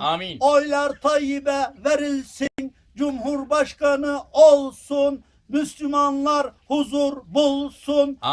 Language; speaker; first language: Turkish; non-native, fluent; Uyghur